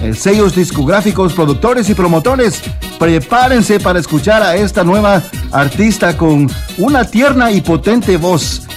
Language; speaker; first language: Spanish; native; Spanish